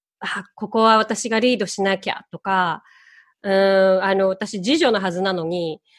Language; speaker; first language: Japanese; native; Japanese